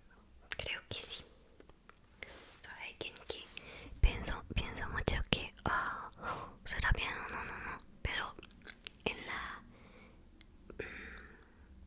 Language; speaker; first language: Spanish; non-native, learner; Korean